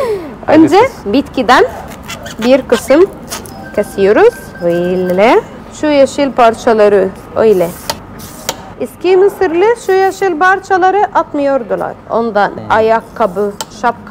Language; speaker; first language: Turkish; non-native, fluent; Arabic